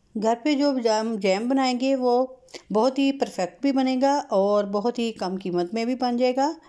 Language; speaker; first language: Urdu; native; Urdu